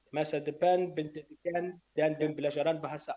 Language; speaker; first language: Indonesian; non-native, learner; Arabic